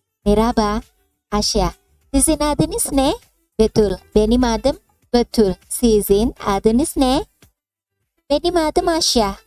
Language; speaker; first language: Turkish; non-native, fluent; Indonesian